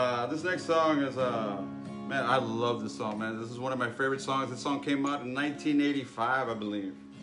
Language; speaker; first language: English; early bilingual, other home language; Spanish